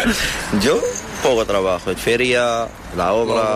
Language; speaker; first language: Spanish; non-native, learner; Arabic